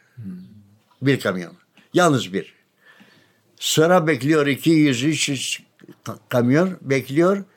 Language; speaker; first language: Turkish; non-native, local second language; Greek